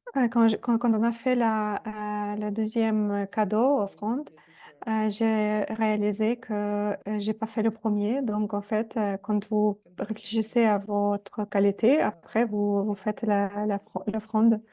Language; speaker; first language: French; non-native, fluent; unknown